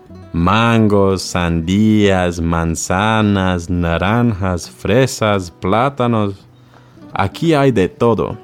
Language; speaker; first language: Spanish; non-native, learner; English